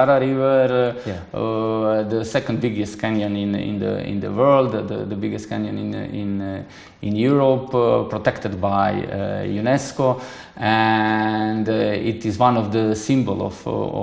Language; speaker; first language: English; non-native, fluent; Serbian